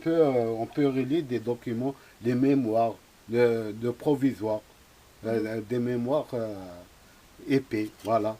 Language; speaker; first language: French; non-native, local second language; Arabic